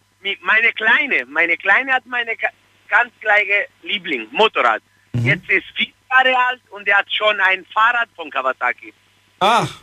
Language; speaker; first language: German; non-native, fluent; Italian